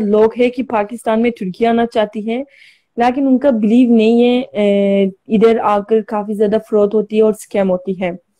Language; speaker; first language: Hindi; non-native, learner; Turkish